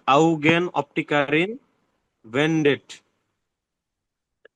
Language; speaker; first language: German; non-native, learner; Bangla